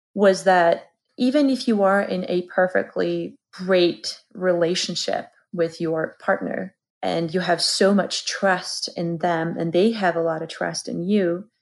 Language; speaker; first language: English; non-native, fluent; Georgian